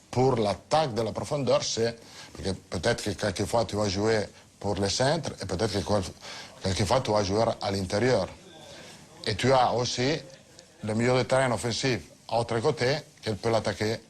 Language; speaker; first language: French; non-native, fluent; Italian